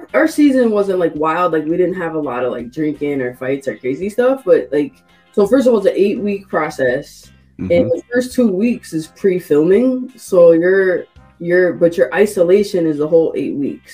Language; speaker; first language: English; native; English